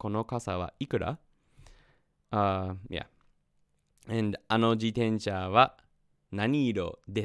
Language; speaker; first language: Japanese; non-native, fluent; English